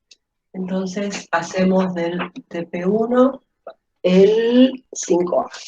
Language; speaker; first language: Spanish; native; Spanish